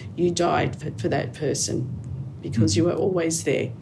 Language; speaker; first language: English; native; English